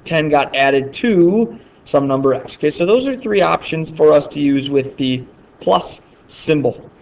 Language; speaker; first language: English; native; English